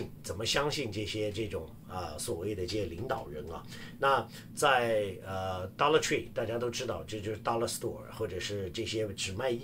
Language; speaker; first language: Chinese; native; Chinese